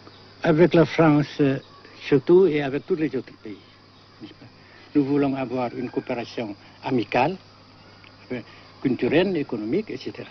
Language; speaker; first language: French; non-native, local second language; Vietnamese